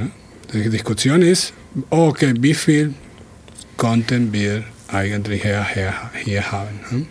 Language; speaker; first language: German; non-native, fluent; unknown